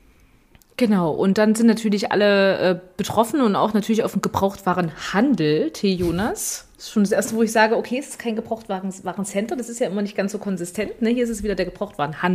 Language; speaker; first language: German; native; German